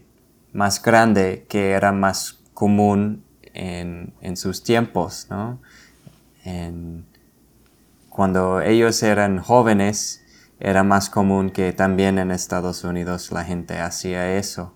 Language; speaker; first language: Spanish; non-native, fluent; English